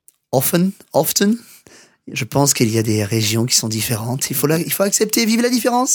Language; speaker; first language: French; native; French